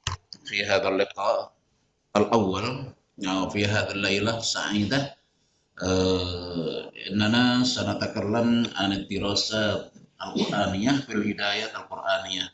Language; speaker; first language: Arabic; non-native, fluent; Indonesian